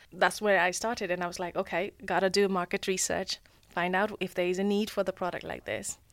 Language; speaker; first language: English; non-native, local second language; Nepali